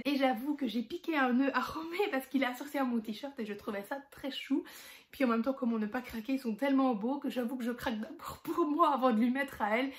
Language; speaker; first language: French; native; French